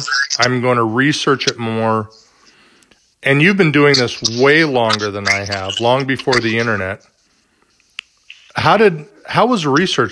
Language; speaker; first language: English; native; English